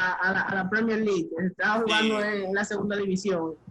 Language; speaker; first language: Spanish; native; Spanish